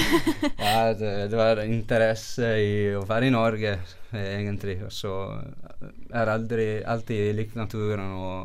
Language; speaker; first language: Norwegian; non-native, fluent; Italian